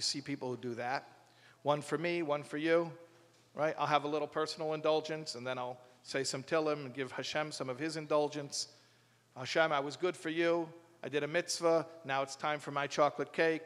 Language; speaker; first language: English; native; English